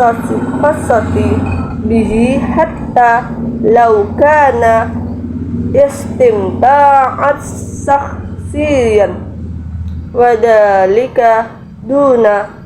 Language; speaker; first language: Arabic; non-native, learner; Indonesian